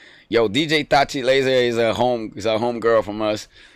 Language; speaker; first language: English; non-native, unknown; Portuguese